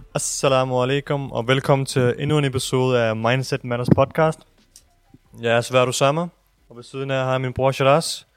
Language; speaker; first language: Danish; early bilingual, other home language; Urdu